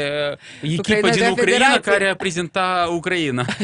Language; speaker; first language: Romanian; non-native, local second language; Russian